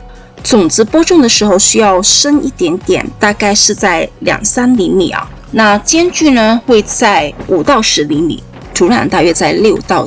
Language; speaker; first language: Chinese; native; Chinese